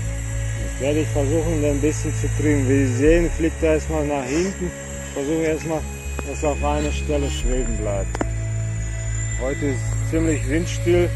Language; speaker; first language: German; non-native, fluent; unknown